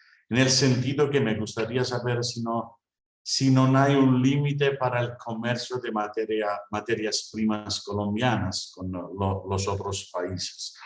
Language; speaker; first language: Spanish; non-native, fluent; Italian